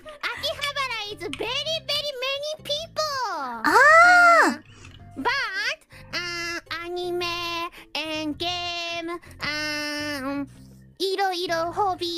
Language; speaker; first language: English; non-native, learner; Japanese